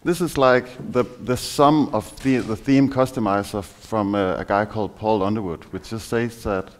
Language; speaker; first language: English; non-native, fluent; Danish